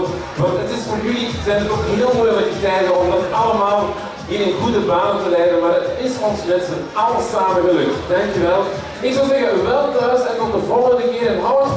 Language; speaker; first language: Dutch; native; Dutch